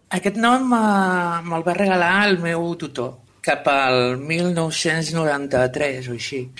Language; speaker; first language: Catalan; non-native, local second language; Spanish